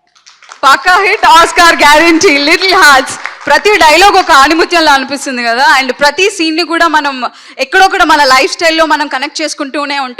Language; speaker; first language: Telugu; native; Telugu